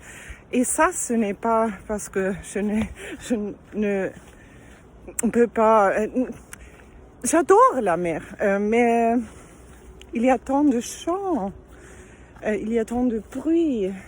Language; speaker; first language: French; non-native, fluent; German